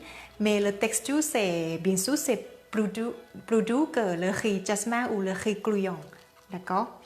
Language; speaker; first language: French; non-native, learner; Thai